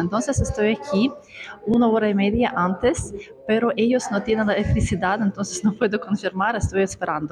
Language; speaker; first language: Spanish; non-native, fluent; Russian